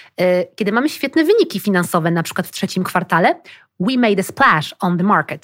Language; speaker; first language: Polish; early bilingual, heritage; Polish